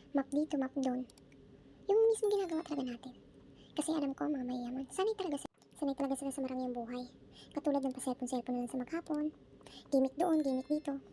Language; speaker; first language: Filipino; native; Filipino